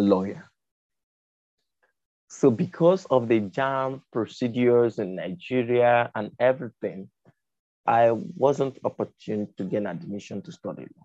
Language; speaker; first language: English; non-native, local second language; Igbo